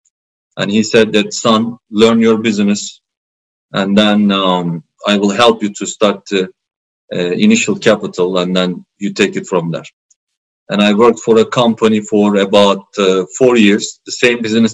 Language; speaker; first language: English; non-native, fluent; Turkish